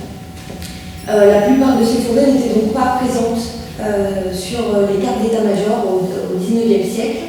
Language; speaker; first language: French; native; French